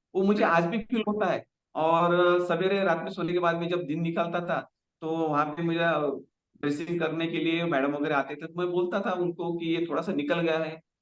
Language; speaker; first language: Hindi; non-native, local second language; Marathi